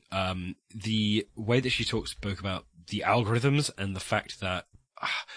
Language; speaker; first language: English; native; English